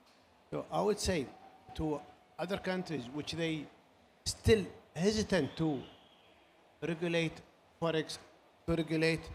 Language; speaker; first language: English; non-native, learner; Arabic